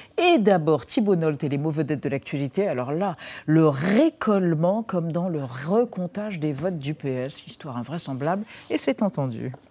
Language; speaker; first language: French; native; French